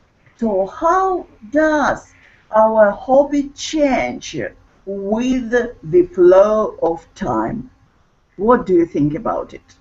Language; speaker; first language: English; non-native, fluent; Russian